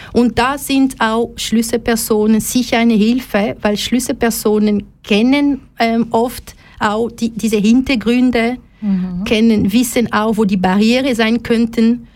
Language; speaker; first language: German; non-native, fluent; Lingala